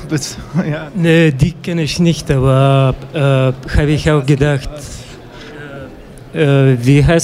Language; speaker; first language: German; non-native, fluent; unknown